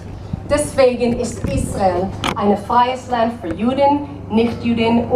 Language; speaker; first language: German; non-native, learner; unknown